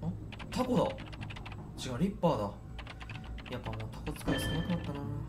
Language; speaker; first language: Japanese; native; Japanese